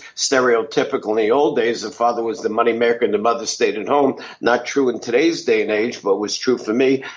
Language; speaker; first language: English; native; English